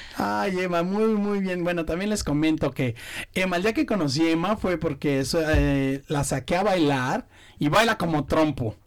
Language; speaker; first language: Spanish; native; Spanish